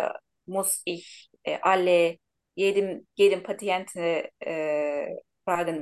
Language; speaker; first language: German; non-native, learner; Turkish